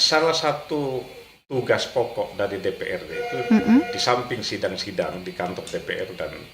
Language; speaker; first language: Indonesian; native; Indonesian